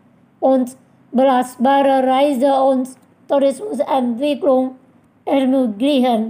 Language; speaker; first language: German; non-native, learner; Indonesian